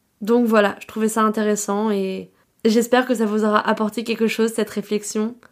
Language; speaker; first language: French; native; French